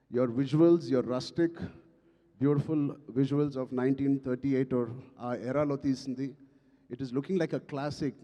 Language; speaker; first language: Telugu; native; Telugu